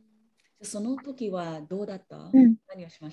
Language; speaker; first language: Japanese; non-native, learner; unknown